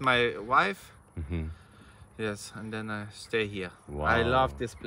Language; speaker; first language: English; non-native, learner; Russian